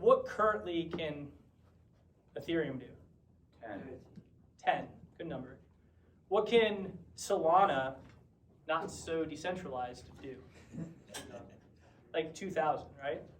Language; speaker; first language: English; native; English